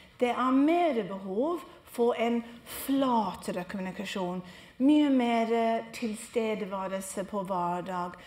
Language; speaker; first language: Norwegian; non-native, fluent; English